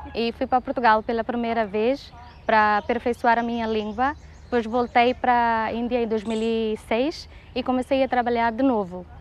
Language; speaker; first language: Portuguese; non-native, fluent; Hindi